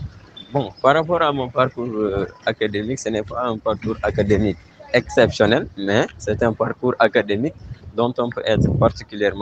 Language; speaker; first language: French; non-native, local second language; Wolof